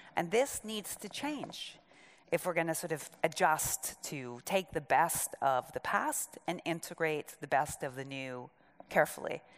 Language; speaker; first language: English; native; English